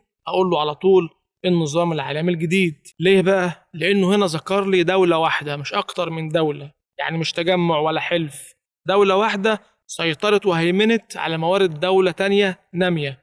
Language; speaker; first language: Arabic; native; Arabic